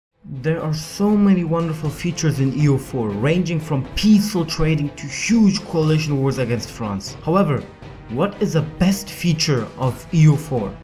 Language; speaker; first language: English; non-native, fluent; German